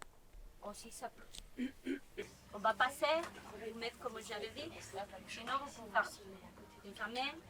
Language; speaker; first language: French; non-native, fluent; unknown